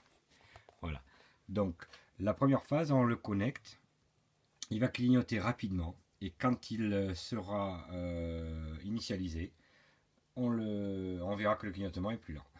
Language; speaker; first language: French; native; French